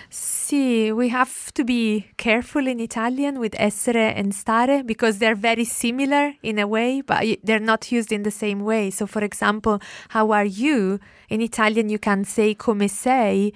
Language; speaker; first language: English; non-native, fluent; Italian